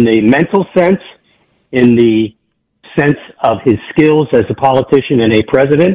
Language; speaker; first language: English; native; English